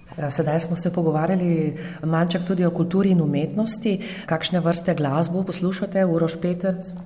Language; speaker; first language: Slovenian; native; Slovenian